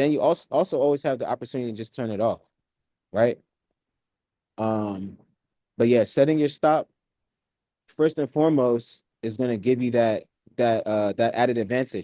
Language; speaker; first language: English; native; English